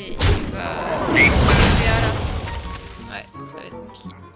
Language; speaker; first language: French; native; French